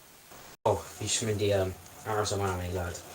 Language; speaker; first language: Welsh; non-native, local second language; English